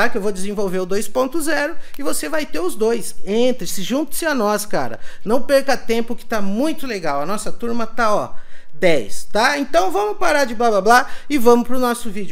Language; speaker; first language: Portuguese; native; Portuguese